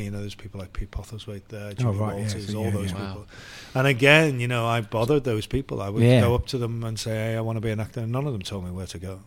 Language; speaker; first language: English; native; English